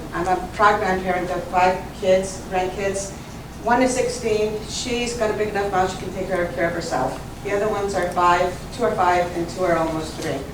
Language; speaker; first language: English; early bilingual, other home language; Italian